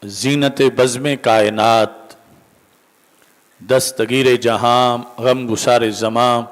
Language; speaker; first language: Urdu; native; Urdu